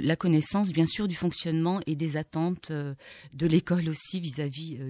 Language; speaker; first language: French; native; French